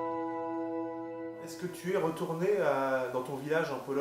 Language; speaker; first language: French; native; French